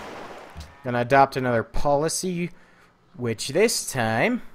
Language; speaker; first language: English; native; English